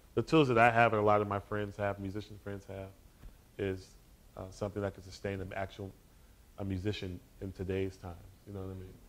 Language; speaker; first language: English; native; English